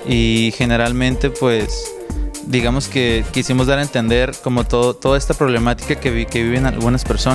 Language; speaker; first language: Spanish; native; Spanish